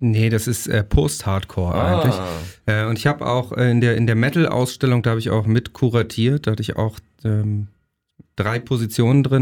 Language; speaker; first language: German; native; German